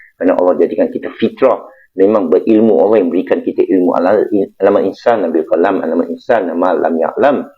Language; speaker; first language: Malay; non-native, local second language; Chinese